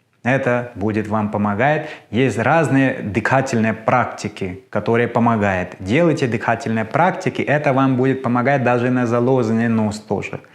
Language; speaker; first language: Russian; non-native, learner; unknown